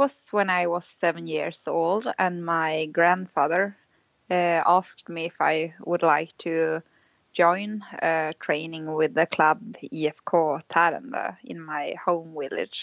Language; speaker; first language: English; non-native, fluent; Swedish